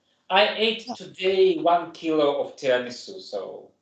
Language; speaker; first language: English; non-native, fluent; German